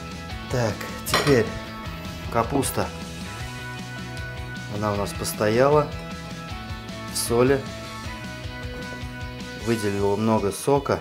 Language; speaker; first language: Russian; native; Russian